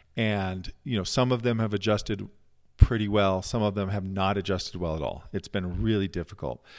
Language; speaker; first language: English; native; English